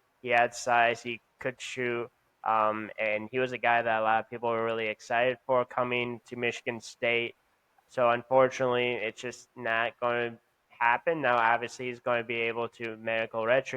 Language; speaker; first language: English; native; English